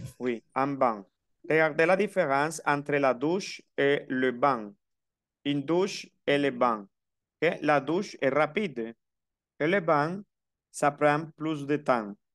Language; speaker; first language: French; non-native, fluent; Spanish